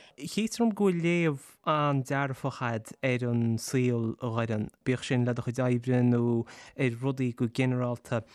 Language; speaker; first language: Irish; native; Irish